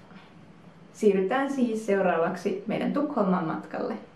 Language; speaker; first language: Finnish; native; Finnish